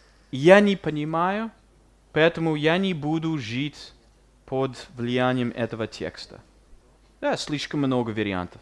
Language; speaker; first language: Russian; non-native, fluent; English